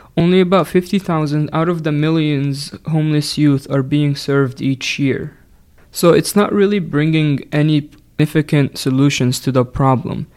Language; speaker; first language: English; non-native, fluent; Arabic